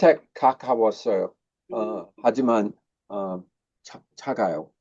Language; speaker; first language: Korean; non-native, learner; English